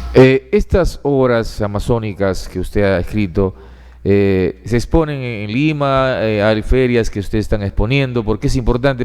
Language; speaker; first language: Spanish; native; Spanish